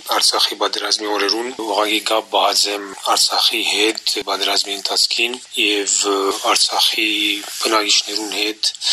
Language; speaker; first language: Armenian; early bilingual, heritage; Armenian